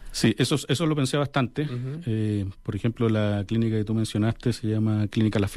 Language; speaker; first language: Spanish; native; Spanish